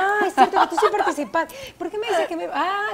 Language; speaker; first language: Spanish; native; Spanish